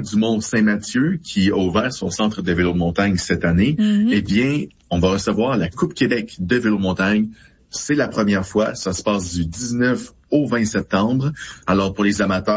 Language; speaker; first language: French; native; French